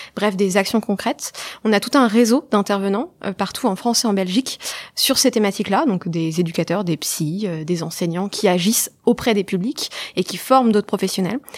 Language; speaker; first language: French; native; French